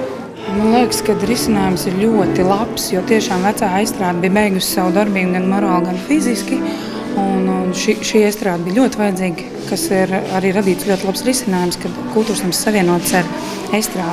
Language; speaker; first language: Latvian; native; Latvian